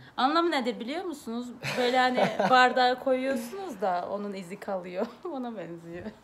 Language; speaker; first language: Turkish; non-native, fluent; Hungarian